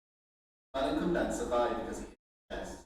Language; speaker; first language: English; non-native, learner; Indonesian